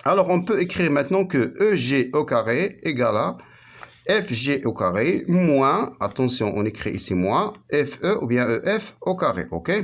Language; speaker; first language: French; non-native, local second language; Arabic